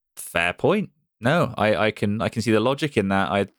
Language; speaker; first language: English; native; English